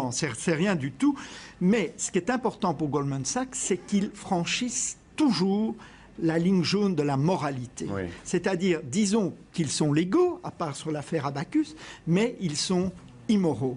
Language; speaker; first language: French; native; French